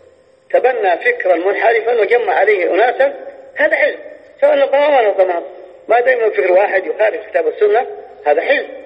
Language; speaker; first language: Arabic; native; Arabic